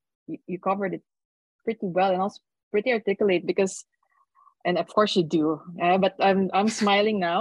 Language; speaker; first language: English; non-native, local second language; Filipino